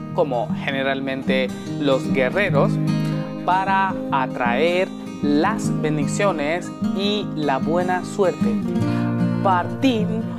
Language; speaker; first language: Spanish; non-native, learner; Hindi